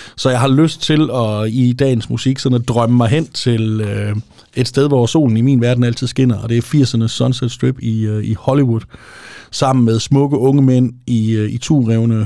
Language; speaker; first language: Danish; native; Danish